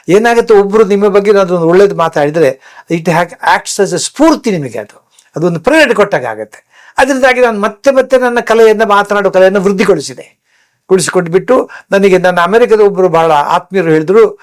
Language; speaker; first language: Kannada; native; Kannada